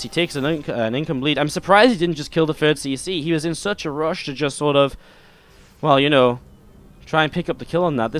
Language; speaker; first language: English; native; English